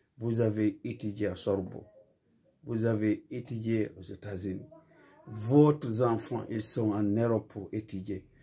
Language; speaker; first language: French; non-native, local second language; Fula